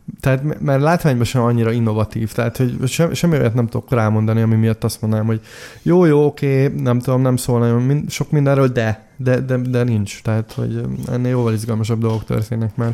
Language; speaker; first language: Hungarian; native; Hungarian